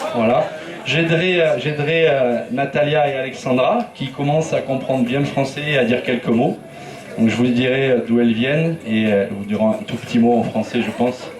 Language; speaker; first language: French; native; French